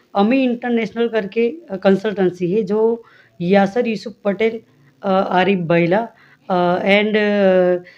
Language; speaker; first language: Hindi; non-native, local second language; Gujarati